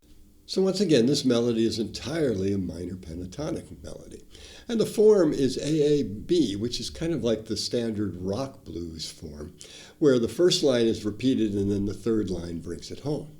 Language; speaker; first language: English; native; English